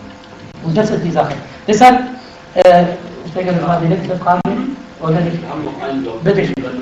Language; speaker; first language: German; non-native, fluent; Arabic